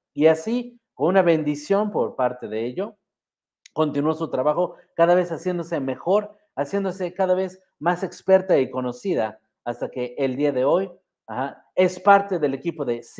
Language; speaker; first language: Spanish; native; Spanish